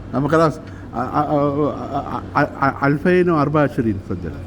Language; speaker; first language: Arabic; non-native, learner; Malayalam